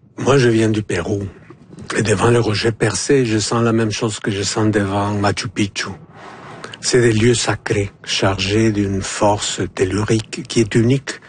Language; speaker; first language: French; non-native, fluent; Spanish